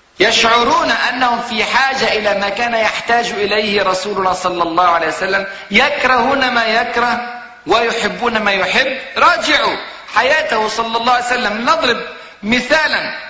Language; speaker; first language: Arabic; native; Arabic